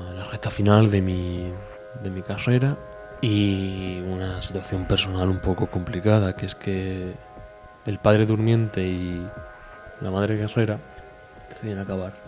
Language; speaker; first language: Spanish; native; Spanish